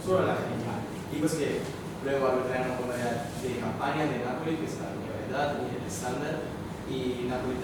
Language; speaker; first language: Spanish; non-native, fluent; Italian